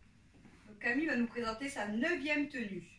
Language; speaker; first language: French; native; French